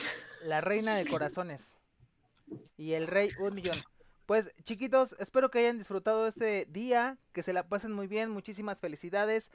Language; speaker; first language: Spanish; native; Spanish